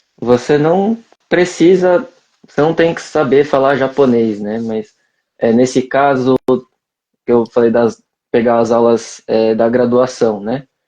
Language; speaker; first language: Portuguese; native; Portuguese